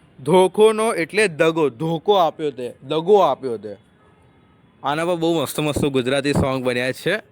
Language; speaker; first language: Gujarati; non-native, local second language; Marathi